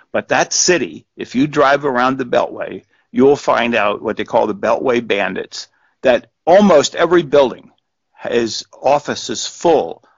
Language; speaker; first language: English; native; English